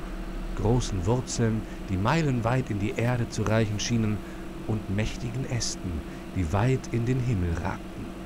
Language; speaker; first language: German; native; German